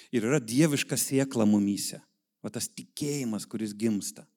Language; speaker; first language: Lithuanian; native; Lithuanian